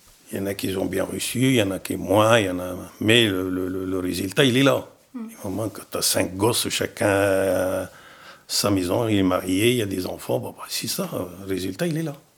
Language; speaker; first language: French; non-native, fluent; Arabic